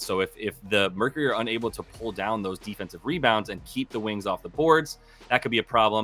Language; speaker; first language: English; native; English